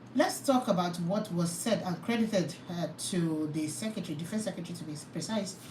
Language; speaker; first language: English; non-native, local second language; Yoruba